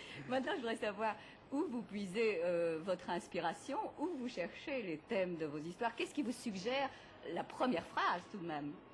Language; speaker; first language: French; native; French